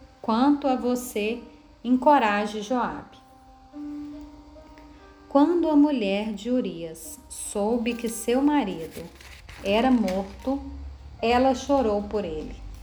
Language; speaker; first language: Portuguese; native; Portuguese